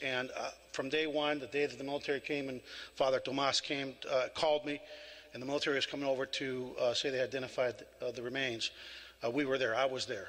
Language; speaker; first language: English; early bilingual, other home language; Spanish